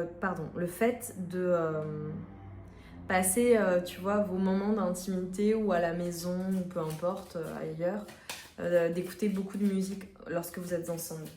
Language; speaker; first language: French; native; French